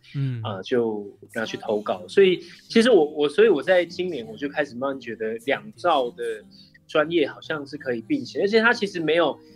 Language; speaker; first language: Chinese; non-native, local second language; Min Nan Chinese